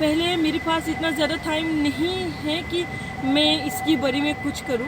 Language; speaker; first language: Hindi; non-native, fluent; Turkish